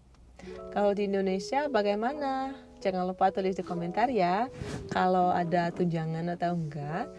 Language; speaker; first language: Indonesian; non-native, fluent; Russian